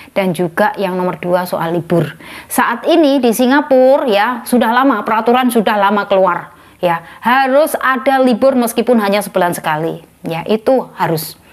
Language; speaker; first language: Indonesian; native; Indonesian